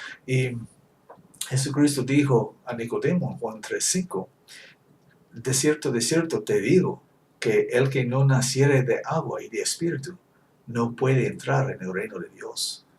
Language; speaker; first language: Spanish; non-native, fluent; English